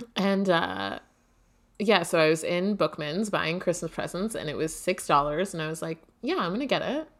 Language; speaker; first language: English; native; English